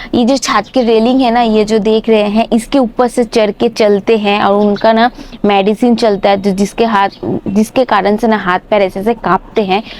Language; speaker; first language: Hindi; non-native, local second language; Bangla